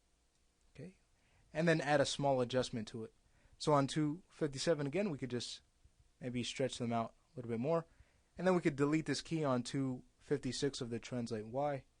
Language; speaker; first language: English; native; English